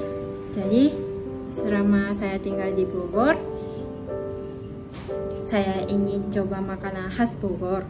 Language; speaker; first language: Indonesian; non-native, fluent; Japanese